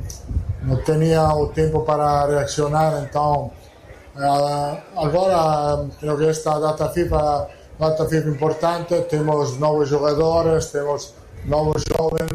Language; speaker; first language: Portuguese; non-native, fluent; Italian